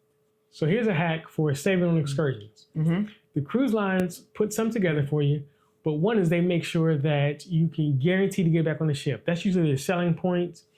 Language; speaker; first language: English; native; English